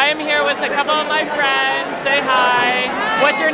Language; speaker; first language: English; native; English